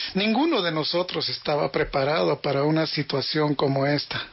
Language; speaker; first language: Spanish; native; Spanish